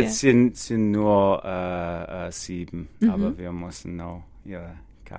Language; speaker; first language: German; non-native, learner; English